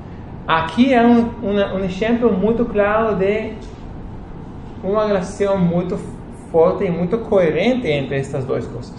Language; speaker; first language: Portuguese; non-native, fluent; Spanish